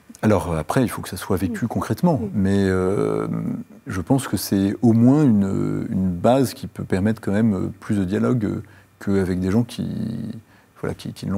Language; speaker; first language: French; native; French